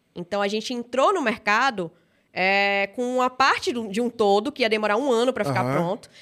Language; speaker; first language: Portuguese; native; Portuguese